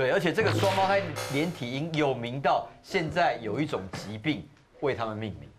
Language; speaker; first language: Chinese; native; Chinese